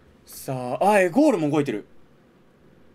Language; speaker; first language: Japanese; native; Japanese